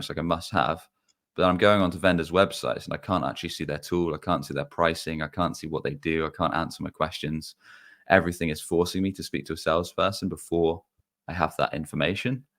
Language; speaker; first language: English; native; English